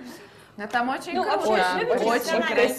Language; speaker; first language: Russian; non-native, learner; Hungarian